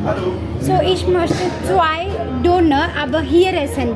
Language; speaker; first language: German; non-native, learner; Marathi